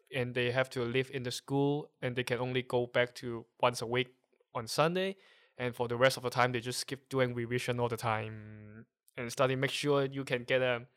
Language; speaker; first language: English; non-native, local second language; Cantonese